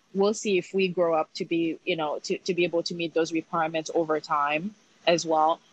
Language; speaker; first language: English; early bilingual, other home language; Haitian Creole